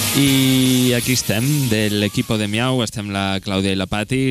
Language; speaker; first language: Spanish; non-native, local second language; Catalan